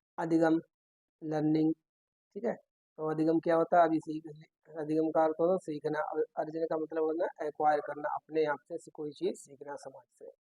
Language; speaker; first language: Hindi; native; Hindi